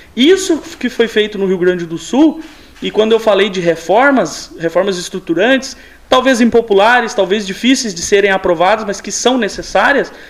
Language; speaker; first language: Portuguese; native; Portuguese